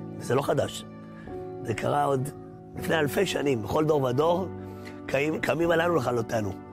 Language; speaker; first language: Hebrew; native; Hebrew